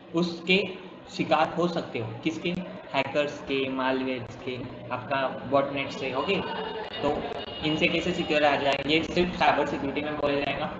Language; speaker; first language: Hindi; non-native, local second language; Marathi